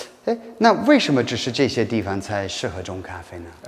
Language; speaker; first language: Chinese; non-native, fluent; English